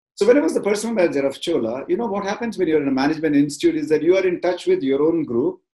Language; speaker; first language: English; non-native, local second language; Tamil